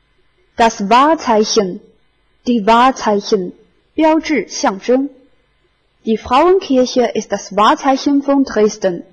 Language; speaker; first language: German; non-native, fluent; Chinese